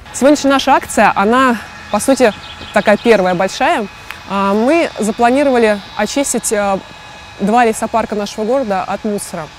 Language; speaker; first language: Russian; native; Russian